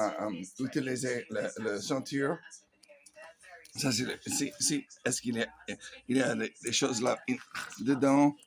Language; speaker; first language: French; non-native, learner; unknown